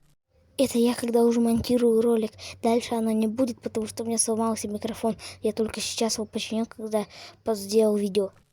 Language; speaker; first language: Russian; native; Russian